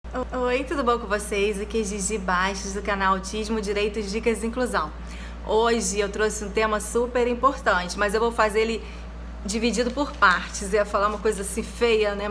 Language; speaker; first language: Portuguese; native; Portuguese